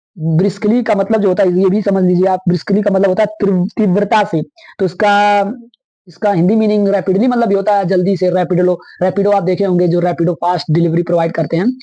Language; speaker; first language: Hindi; native; Hindi